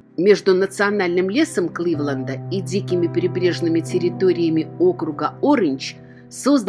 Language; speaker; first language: Russian; native; Russian